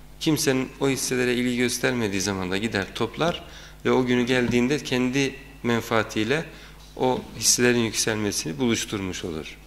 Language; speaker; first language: Turkish; native; Turkish